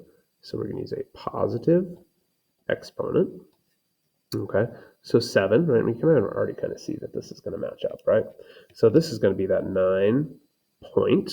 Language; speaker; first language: English; native; English